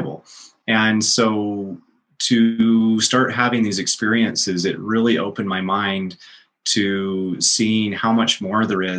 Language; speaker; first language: English; native; English